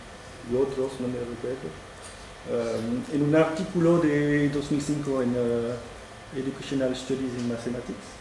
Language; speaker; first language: Spanish; non-native, fluent; French